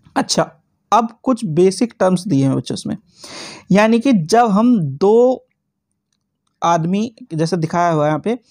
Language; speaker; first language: Hindi; native; Hindi